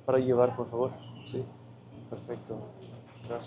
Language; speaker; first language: Spanish; non-native, learner; English